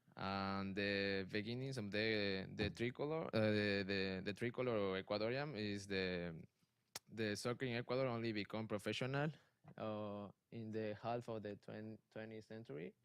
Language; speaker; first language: English; non-native, learner; Spanish